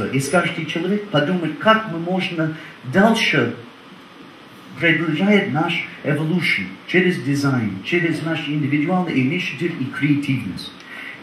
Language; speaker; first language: Russian; non-native, learner; English